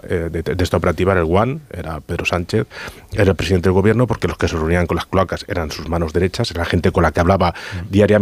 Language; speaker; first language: Spanish; native; Spanish